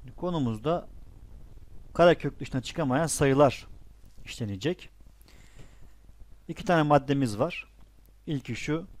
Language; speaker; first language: Turkish; native; Turkish